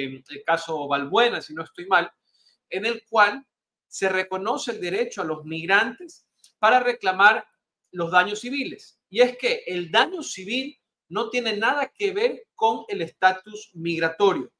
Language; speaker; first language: Spanish; native; Spanish